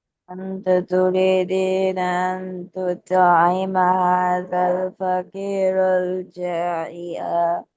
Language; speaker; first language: Arabic; non-native, learner; Bangla